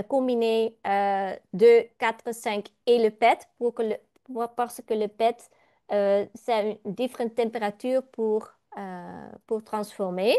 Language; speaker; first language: French; non-native, learner; Dutch